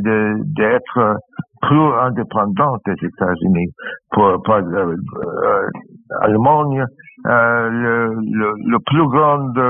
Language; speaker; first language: French; non-native, fluent; English